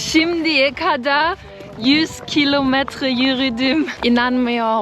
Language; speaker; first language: Turkish; non-native, learner; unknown